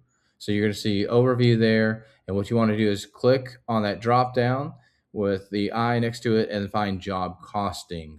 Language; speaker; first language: English; native; English